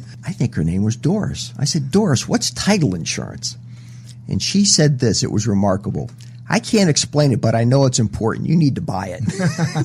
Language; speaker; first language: English; native; English